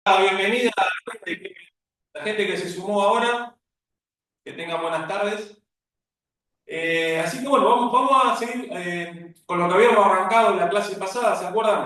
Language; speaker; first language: Spanish; native; Spanish